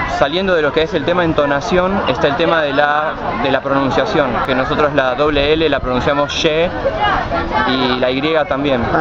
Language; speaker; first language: Spanish; native; Spanish